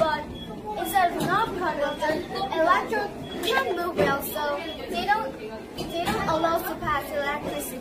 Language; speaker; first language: English; non-native, learner; Korean